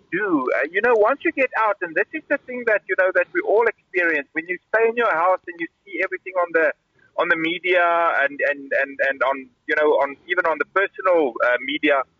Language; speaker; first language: English; non-native, local second language; Afrikaans